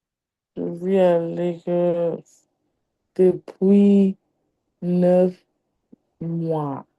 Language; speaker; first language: French; non-native, learner; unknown